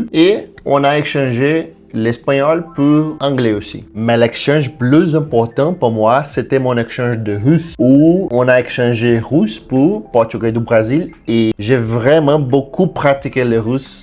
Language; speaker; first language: French; non-native, learner; Portuguese